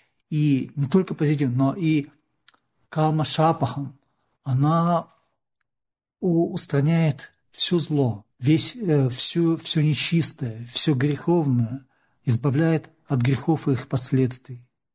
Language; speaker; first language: Russian; native; Russian